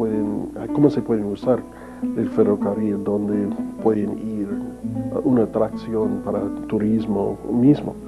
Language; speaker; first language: Spanish; non-native, fluent; English